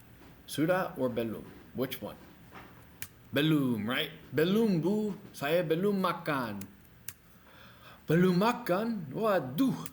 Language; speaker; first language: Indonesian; non-native, fluent; English